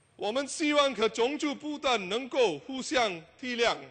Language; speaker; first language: Chinese; non-native, local second language; English